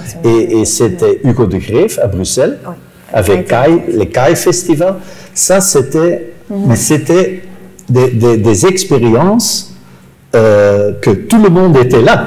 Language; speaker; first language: French; non-native, local second language; Dutch